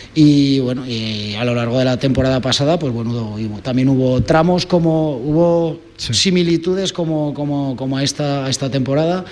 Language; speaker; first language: Spanish; native; Spanish